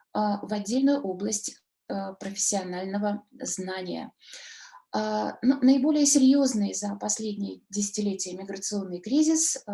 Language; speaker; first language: Russian; native; Russian